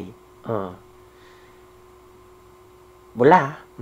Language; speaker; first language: Chinese; non-native, learner; Korean